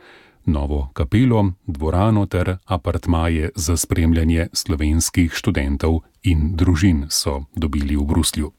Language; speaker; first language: Slovenian; native; Slovenian